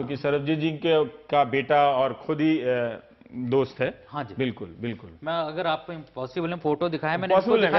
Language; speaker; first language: Hindi; native; Hindi